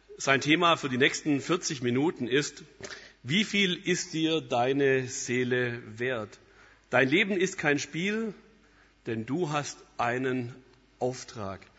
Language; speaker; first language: German; native; German